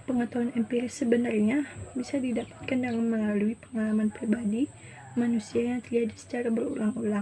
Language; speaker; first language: Indonesian; native; Indonesian